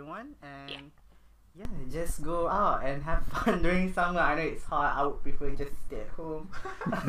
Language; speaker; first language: English; non-native, local second language; Malay